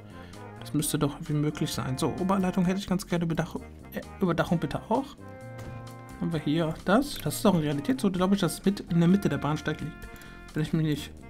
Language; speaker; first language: German; native; German